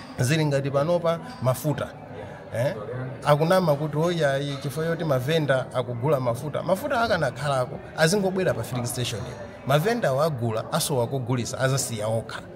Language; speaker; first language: Nyanja; native; Nyanja